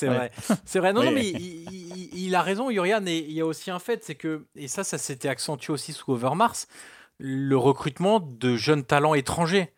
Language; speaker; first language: French; native; French